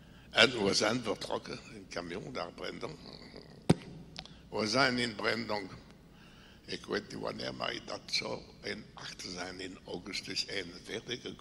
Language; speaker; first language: Dutch; non-native, local second language; French